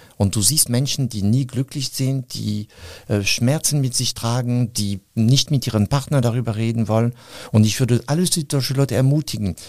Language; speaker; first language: German; non-native, fluent; French